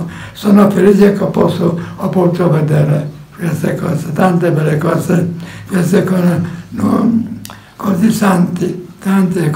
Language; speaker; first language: Italian; non-native, learner; Polish